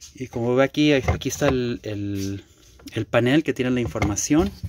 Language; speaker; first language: Spanish; early bilingual, heritage; Spanish